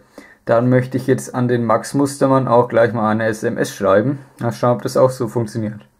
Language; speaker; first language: German; native; German